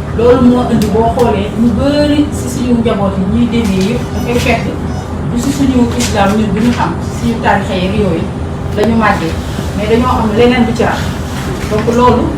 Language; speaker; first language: Wolof; non-native, local second language; Fula